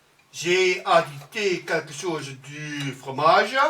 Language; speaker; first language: French; non-native, learner; Dutch